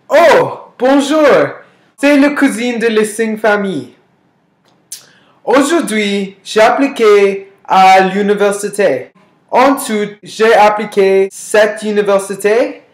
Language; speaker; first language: French; non-native, learner; English